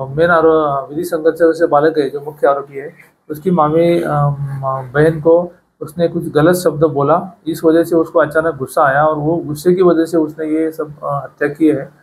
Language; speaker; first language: Hindi; non-native, local second language; Marathi